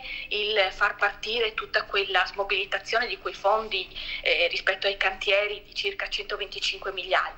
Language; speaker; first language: Italian; native; Italian